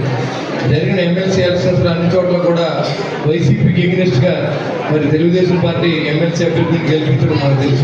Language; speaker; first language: Telugu; native; Telugu